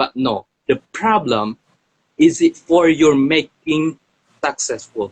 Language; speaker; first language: English; non-native, learner; Indonesian